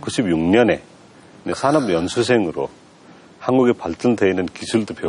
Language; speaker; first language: Korean; non-native, fluent; Nepali